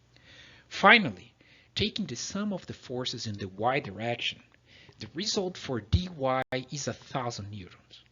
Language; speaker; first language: English; non-native, fluent; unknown